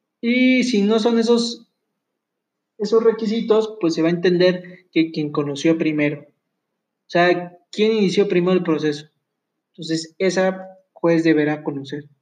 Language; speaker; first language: Spanish; native; Spanish